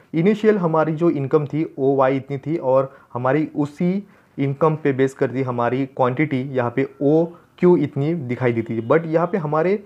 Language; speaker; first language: Hindi; non-native, local second language; Marathi